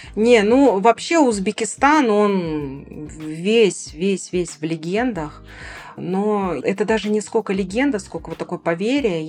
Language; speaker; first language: Russian; native; Russian